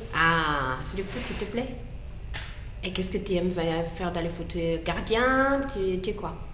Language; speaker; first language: French; non-native, fluent; Spanish